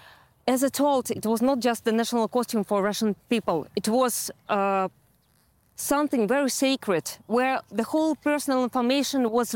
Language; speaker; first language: English; non-native, fluent; Russian